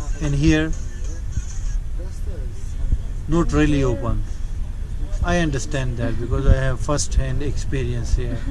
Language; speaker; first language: English; non-native, local second language; Urdu